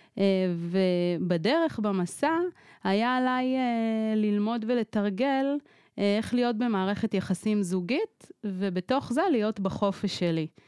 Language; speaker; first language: Hebrew; native; Hebrew